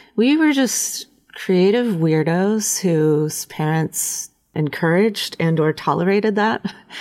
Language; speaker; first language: English; native; English